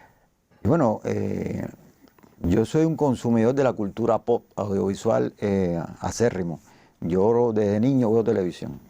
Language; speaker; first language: Spanish; native; Spanish